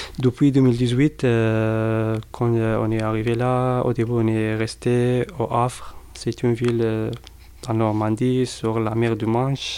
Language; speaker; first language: French; non-native, learner; Arabic